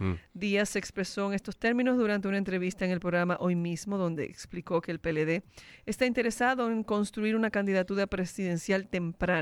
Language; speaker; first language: Spanish; native; Spanish